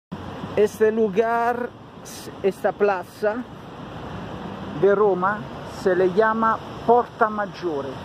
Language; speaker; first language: Spanish; non-native, fluent; Italian